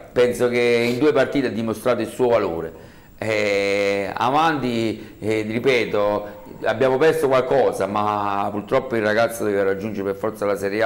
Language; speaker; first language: Italian; native; Italian